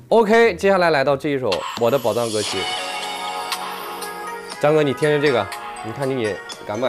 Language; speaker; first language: Chinese; native; Chinese